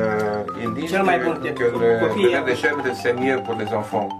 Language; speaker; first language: French; non-native, learner; Romanian